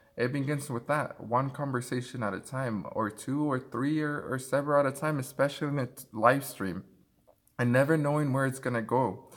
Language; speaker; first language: English; early bilingual, other home language; Spanish